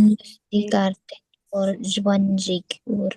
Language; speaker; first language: German; non-native, learner; Filipino